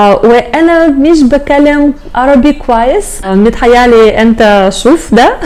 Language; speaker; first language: Arabic; non-native, learner; Russian